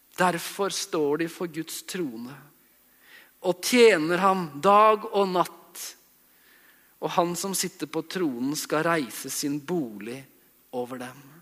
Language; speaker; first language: Norwegian; native; Norwegian